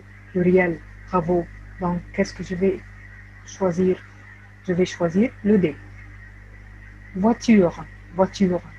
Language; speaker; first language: French; non-native, fluent; Arabic